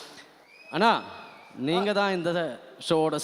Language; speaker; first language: Tamil; non-native, learner; Malayalam